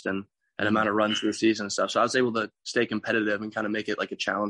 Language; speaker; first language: English; native; English